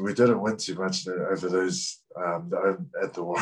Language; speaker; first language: English; native; English